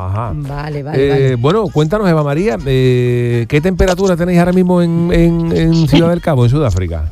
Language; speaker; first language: Spanish; native; Spanish